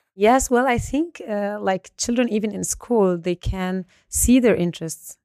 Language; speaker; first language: English; non-native, fluent; Arabic